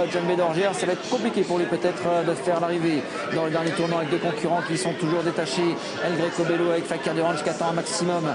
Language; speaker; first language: French; native; French